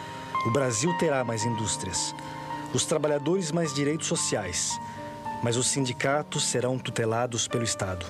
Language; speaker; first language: Portuguese; native; Portuguese